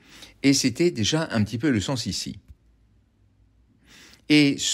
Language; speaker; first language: French; native; French